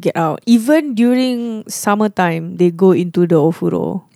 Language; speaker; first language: English; non-native, local second language; Malay